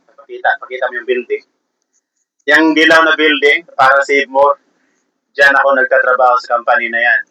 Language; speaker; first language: Filipino; non-native, local second language; Cebuano